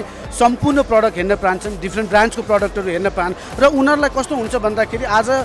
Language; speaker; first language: Nepali; native; Nepali